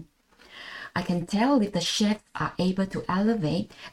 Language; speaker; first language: English; non-native, local second language; Malay